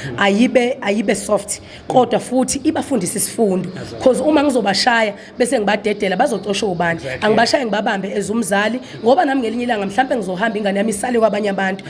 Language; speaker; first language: Zulu; native; Zulu